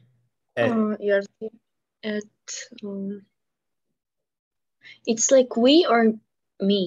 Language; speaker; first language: English; non-native, fluent; Ukrainian